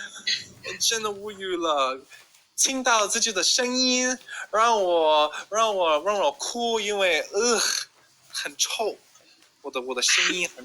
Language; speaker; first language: Chinese; non-native, learner; English